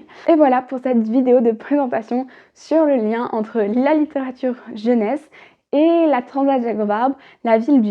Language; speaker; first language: French; native; French